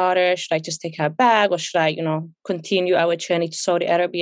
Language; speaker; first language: English; non-native, fluent; Somali